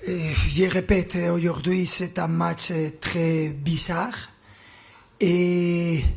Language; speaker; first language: French; non-native, fluent; Spanish